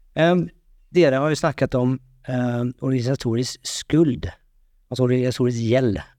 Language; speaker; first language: Swedish; non-native, fluent; Norwegian